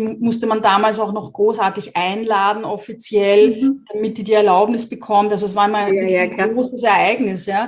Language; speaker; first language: German; native; German